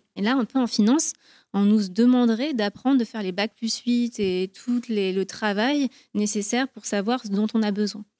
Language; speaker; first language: French; native; French